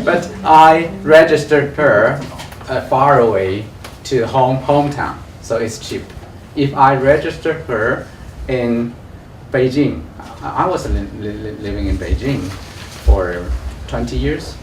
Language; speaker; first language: English; non-native, learner; Chinese